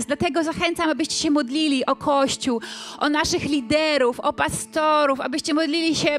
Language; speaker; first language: Polish; native; Polish